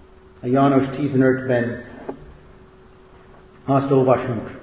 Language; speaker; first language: Hungarian; non-native, fluent; English